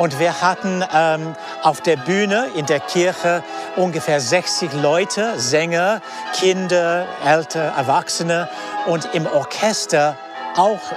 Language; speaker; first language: German; non-native, fluent; English